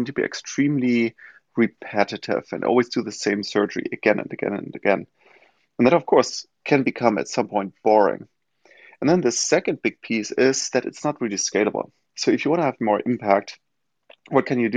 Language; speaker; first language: English; non-native, fluent; German